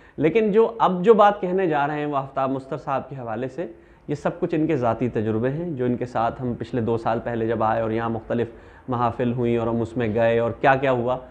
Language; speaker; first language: Urdu; native; Urdu